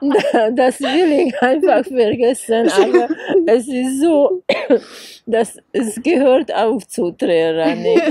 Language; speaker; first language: German; non-native, fluent; Hungarian